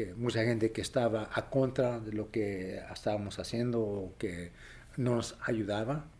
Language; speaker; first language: Spanish; early bilingual, other home language; English